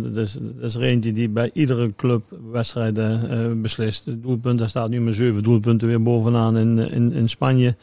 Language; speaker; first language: Dutch; native; Dutch